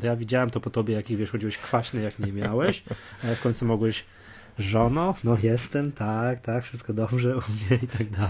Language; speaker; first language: Polish; native; Polish